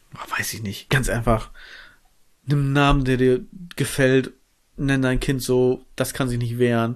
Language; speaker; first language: German; native; German